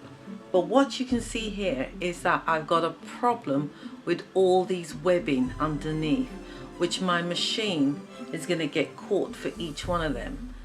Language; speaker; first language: English; native; English